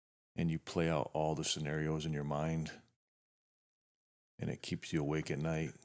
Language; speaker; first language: English; native; English